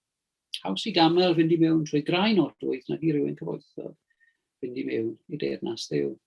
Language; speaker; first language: Welsh; native; Welsh